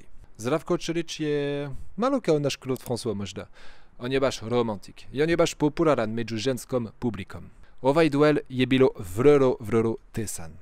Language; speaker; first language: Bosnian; non-native, fluent; French